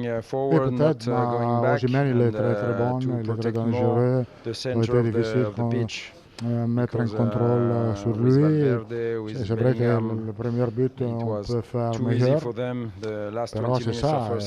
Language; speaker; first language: French; non-native, learner; Italian